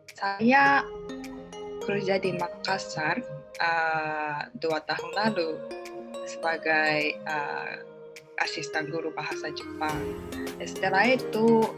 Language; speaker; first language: Indonesian; non-native, learner; Japanese